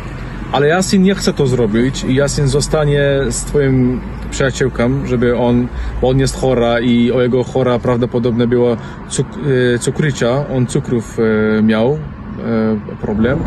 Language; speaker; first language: Polish; non-native, learner; Central Kurdish